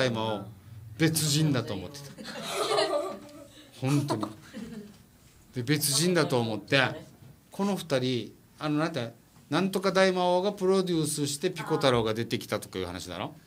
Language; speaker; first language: Japanese; native; Japanese